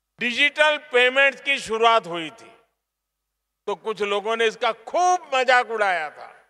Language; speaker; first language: Hindi; non-native, local second language; Gujarati